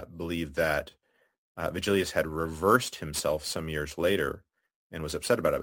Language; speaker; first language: English; native; English